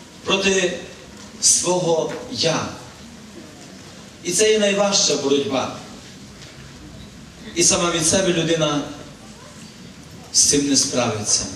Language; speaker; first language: Ukrainian; native; Ukrainian